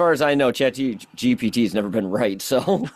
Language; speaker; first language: English; native; English